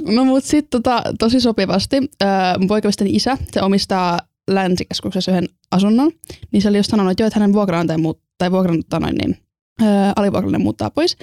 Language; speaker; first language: Finnish; early bilingual, other home language; Estonian